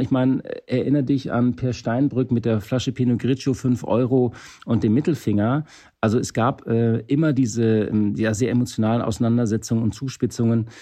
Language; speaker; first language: German; native; German